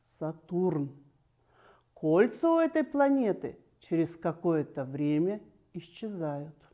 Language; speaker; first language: Russian; native; Russian